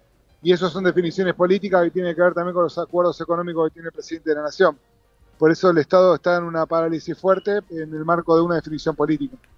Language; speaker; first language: Spanish; native; Spanish